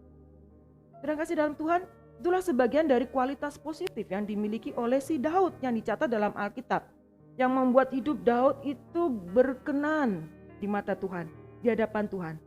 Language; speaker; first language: Indonesian; native; Indonesian